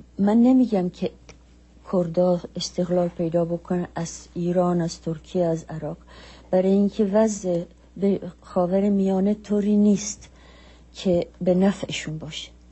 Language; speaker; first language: Persian; non-native, fluent; Czech